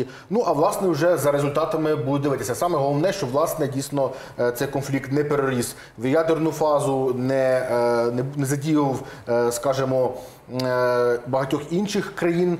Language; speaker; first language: Ukrainian; native; Ukrainian